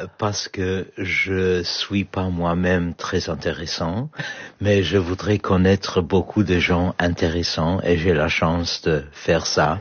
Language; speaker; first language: French; non-native, fluent; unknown